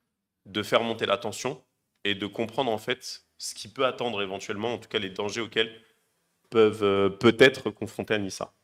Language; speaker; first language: French; native; French